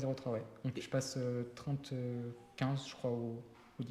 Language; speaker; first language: French; native; French